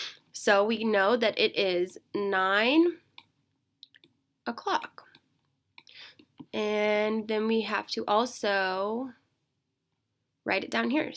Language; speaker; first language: English; native; English